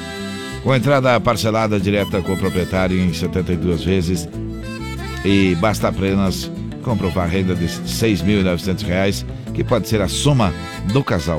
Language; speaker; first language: Portuguese; native; Portuguese